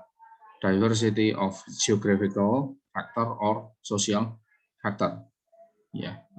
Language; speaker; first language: English; non-native, fluent; Indonesian